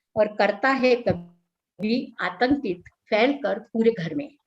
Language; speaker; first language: Hindi; non-native, local second language; Marathi